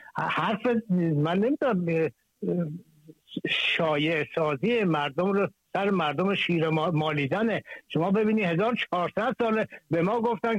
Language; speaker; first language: Persian; native; Persian